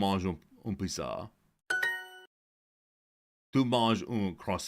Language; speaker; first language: French; non-native, learner; English